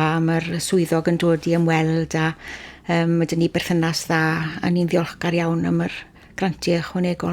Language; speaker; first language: Welsh; native; Welsh